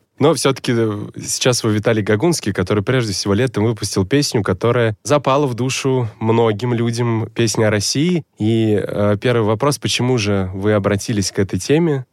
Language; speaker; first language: Russian; native; Russian